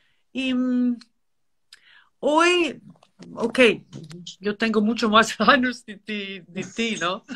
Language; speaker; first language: Spanish; non-native, learner; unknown